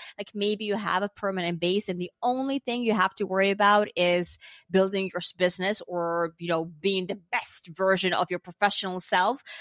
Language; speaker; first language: English; non-native, fluent; Finnish